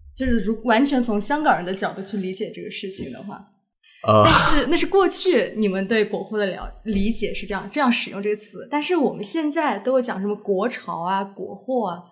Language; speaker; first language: Chinese; native; Chinese